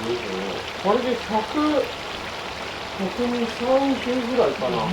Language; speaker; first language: Japanese; native; Japanese